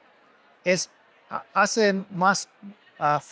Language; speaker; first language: Spanish; non-native, learner; English